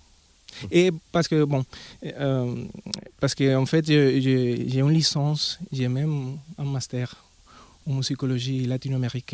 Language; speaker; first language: French; non-native, fluent; Spanish